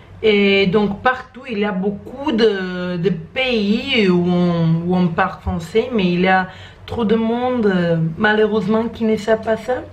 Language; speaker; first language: French; non-native, learner; Croatian